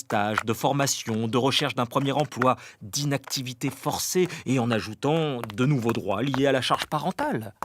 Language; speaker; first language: French; native; French